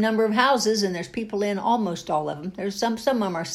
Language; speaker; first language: English; native; English